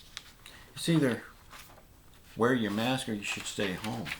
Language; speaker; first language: English; native; English